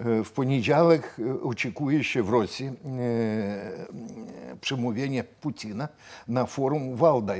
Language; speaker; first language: Polish; non-native, fluent; Russian